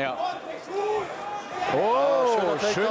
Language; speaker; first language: German; native; German